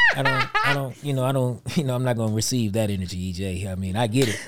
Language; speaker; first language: English; native; English